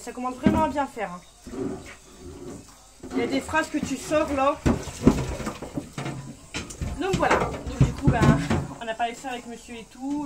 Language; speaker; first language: French; native; French